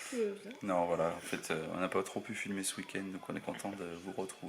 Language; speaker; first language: French; native; French